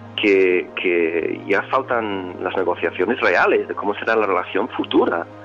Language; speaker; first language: Spanish; non-native, fluent; English